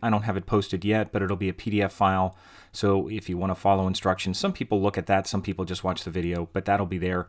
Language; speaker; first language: English; native; English